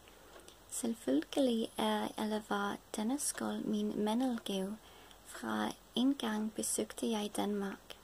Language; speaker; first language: Danish; non-native, learner; English